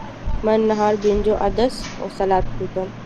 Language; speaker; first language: Persian; non-native, learner; Urdu